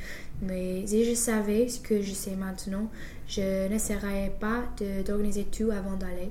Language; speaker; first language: French; non-native, fluent; English